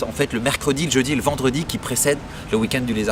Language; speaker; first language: French; native; French